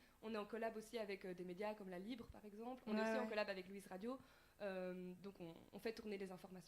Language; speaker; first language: French; native; French